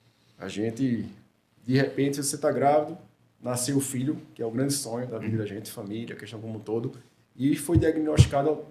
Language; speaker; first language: Portuguese; native; Portuguese